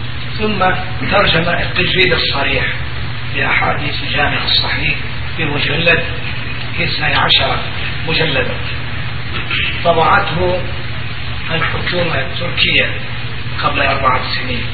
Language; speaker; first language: Arabic; non-native, fluent; Turkish